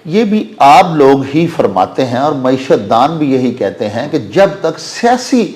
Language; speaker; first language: Urdu; non-native, local second language; Punjabi